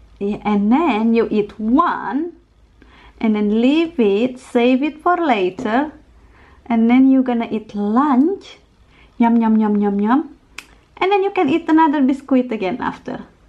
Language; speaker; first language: English; non-native, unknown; Indonesian